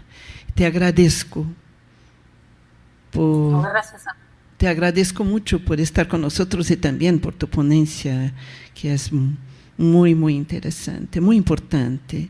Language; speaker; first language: Spanish; non-native, fluent; Portuguese